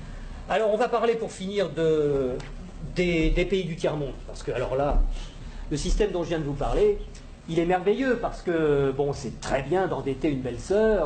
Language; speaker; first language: French; native; French